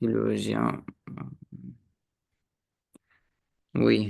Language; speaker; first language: French; non-native, learner; Romanian